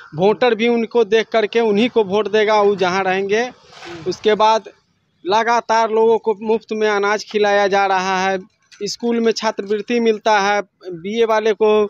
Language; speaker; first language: Hindi; native; Hindi